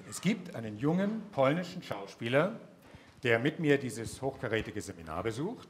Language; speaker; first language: German; native; German